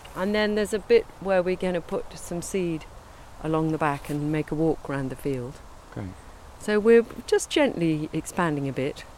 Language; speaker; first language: English; native; English